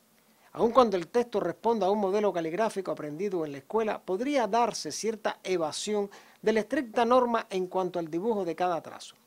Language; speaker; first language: Spanish; native; Spanish